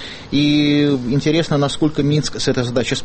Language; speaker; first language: Russian; native; Russian